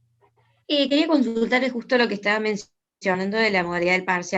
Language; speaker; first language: Spanish; native; Spanish